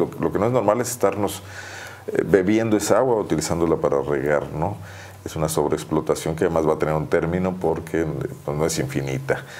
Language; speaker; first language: Spanish; native; Spanish